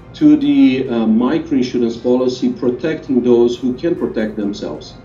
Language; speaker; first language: English; non-native, fluent; Portuguese